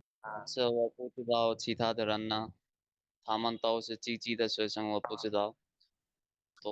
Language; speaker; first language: Chinese; non-native, fluent; Urdu